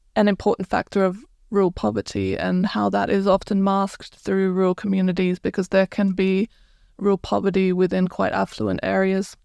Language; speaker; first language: English; non-native, fluent; Croatian